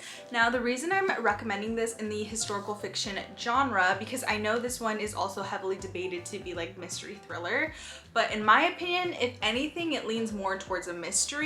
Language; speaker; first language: English; native; English